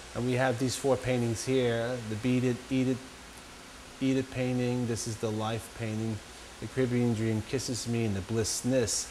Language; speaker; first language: English; native; English